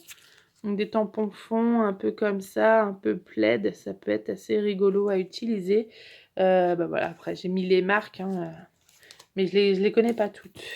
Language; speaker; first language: French; native; French